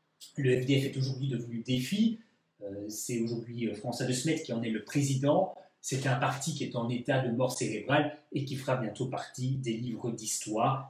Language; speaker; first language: French; native; French